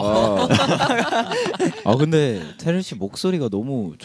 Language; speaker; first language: Korean; native; Korean